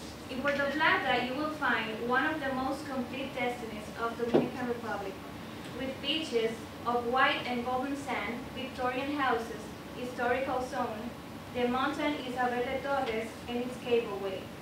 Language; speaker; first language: English; non-native, fluent; Spanish